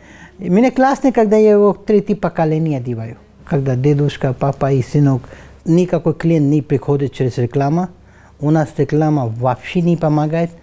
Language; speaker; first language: Russian; non-native, learner; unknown